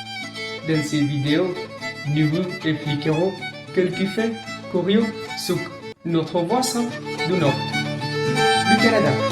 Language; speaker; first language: French; non-native, learner; Spanish